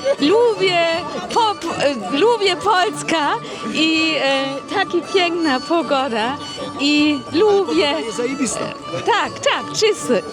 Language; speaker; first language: Polish; non-native, learner; German